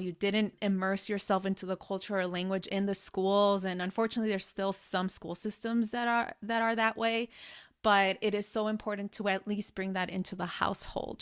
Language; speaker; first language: English; early bilingual, other home language; Spanish